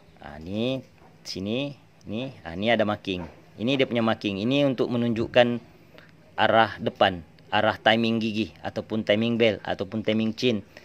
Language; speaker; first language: Malay; native; Malay